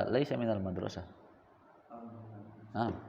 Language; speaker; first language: Arabic; non-native, fluent; Indonesian